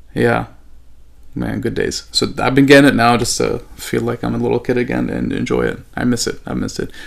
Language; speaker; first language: English; non-native, fluent; Arabic